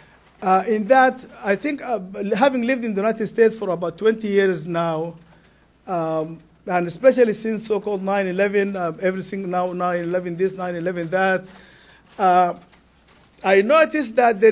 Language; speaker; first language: English; non-native, fluent; Arabic